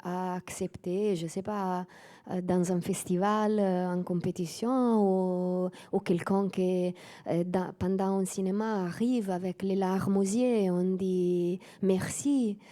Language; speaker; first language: French; non-native, fluent; Italian